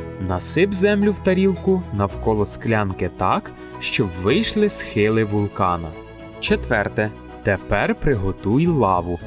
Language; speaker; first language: Ukrainian; native; Ukrainian